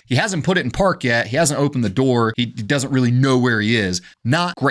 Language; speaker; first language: English; native; English